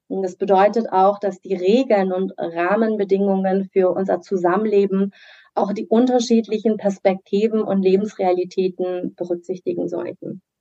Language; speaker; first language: German; early bilingual, other home language; Persian